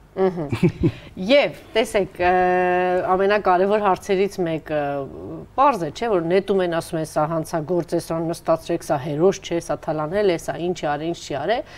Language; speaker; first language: Armenian; native; Armenian